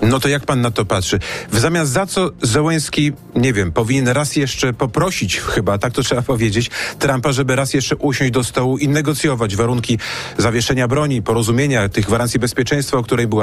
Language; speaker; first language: Polish; native; Polish